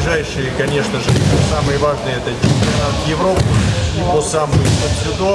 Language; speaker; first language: Russian; native; Russian